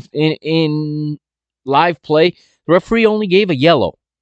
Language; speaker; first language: English; native; English